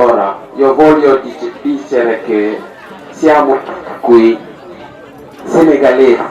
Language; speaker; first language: Italian; non-native, learner; Wolof